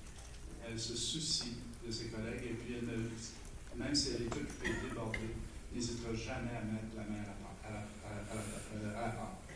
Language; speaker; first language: French; native; French